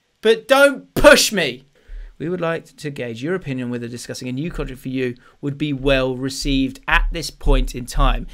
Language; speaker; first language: English; native; English